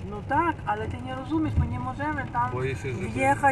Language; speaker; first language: Polish; non-native, fluent; Ukrainian